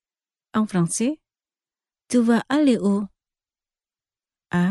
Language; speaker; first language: French; non-native, fluent; Indonesian